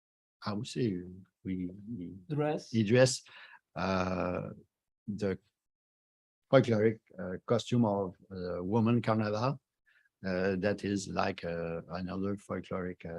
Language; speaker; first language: English; non-native, fluent; French